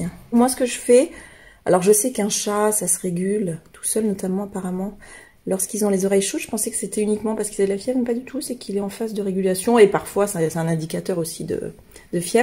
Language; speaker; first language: French; native; French